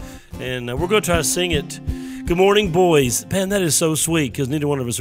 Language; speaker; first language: English; native; English